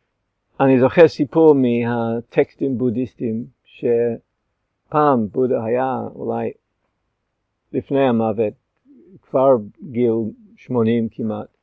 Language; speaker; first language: Hebrew; non-native, fluent; English